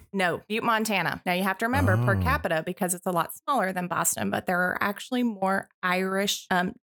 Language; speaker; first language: English; native; English